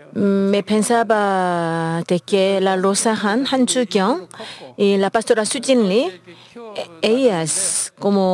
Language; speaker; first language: Spanish; non-native, fluent; Korean